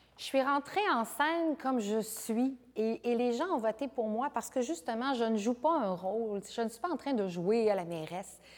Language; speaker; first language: French; native; French